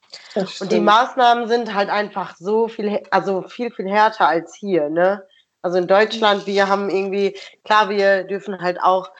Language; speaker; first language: German; native; German